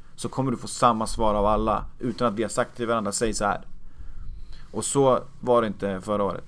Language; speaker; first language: Swedish; native; Swedish